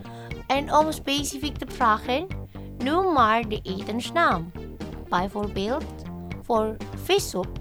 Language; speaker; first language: Dutch; non-native, learner; Indonesian